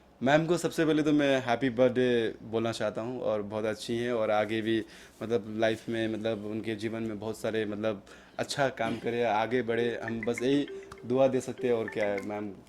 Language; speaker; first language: Hindi; non-native, fluent; Nepali